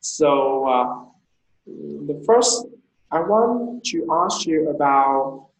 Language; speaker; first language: English; non-native, fluent; Vietnamese